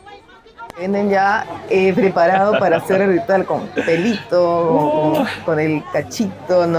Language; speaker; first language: Spanish; native; Spanish